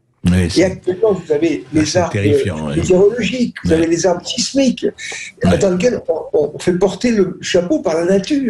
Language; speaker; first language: French; native; French